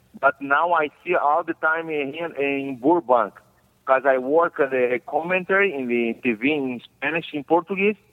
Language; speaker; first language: English; non-native, learner; Portuguese